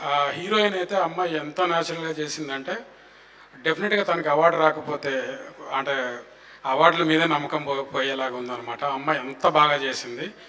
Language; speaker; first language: Telugu; native; Telugu